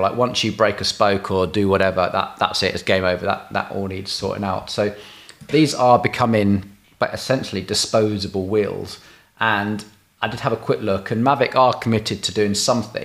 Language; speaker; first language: English; native; English